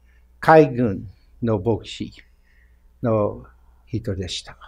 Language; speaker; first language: Japanese; non-native, fluent; English